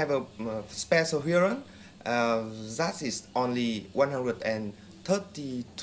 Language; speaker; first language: English; non-native, fluent; Vietnamese